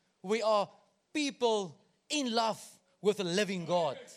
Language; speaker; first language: English; non-native, local second language; Afrikaans